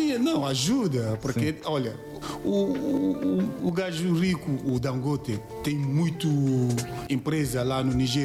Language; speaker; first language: Portuguese; non-native, learner; Yoruba